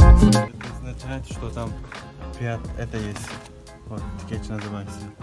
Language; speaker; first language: Russian; non-native, learner; Turkmen